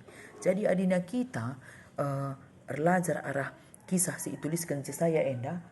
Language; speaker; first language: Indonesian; non-native, local second language; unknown